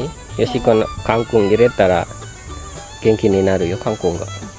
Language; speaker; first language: Japanese; non-native, fluent; Indonesian